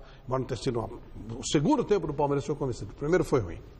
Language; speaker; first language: Portuguese; native; Portuguese